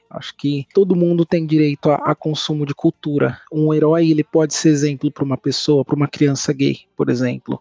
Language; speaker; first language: Portuguese; native; Portuguese